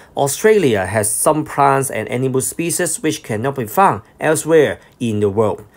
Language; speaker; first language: English; non-native, local second language; Cantonese